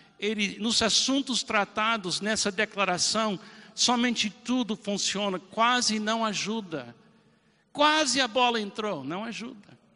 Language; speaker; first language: Portuguese; non-native, fluent; English